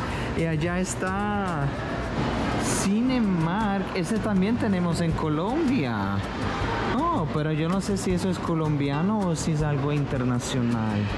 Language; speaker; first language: Spanish; non-native, fluent; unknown